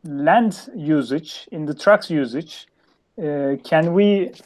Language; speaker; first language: English; non-native, fluent; Turkish